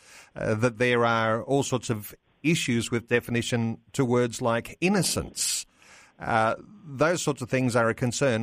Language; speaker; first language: English; native; English